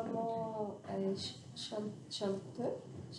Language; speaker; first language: French; non-native, learner; Portuguese